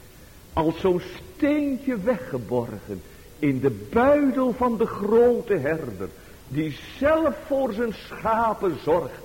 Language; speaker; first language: Dutch; native; Dutch